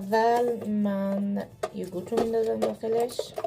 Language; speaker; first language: Persian; early bilingual, heritage; Persian